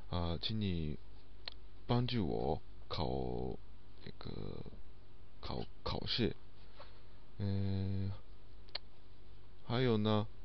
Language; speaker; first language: Chinese; non-native, learner; Japanese